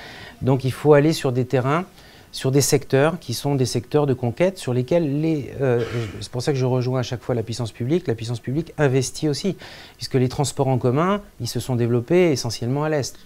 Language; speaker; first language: French; native; French